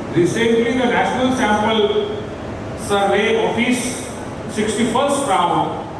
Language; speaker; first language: English; non-native, local second language; Marathi